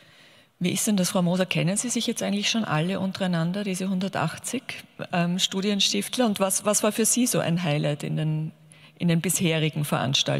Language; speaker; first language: German; native; German